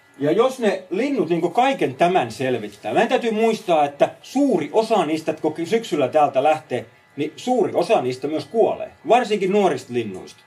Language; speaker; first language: Finnish; native; Finnish